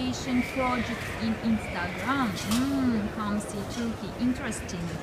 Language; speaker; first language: English; non-native, learner; Russian